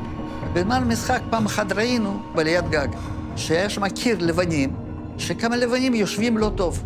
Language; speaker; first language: Hebrew; non-native, fluent; Yiddish